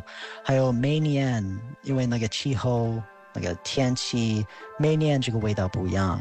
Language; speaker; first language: Chinese; non-native, fluent; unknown